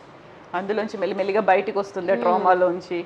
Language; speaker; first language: Telugu; native; Telugu